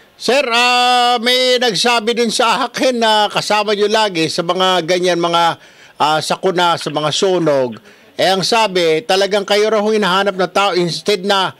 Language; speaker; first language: Filipino; native; Filipino